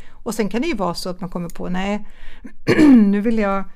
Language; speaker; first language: Swedish; early bilingual, other home language; German